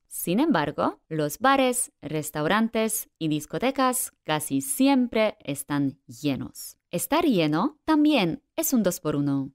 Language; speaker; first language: Spanish; non-native, fluent; Polish